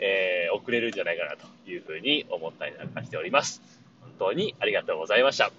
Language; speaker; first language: Japanese; native; Japanese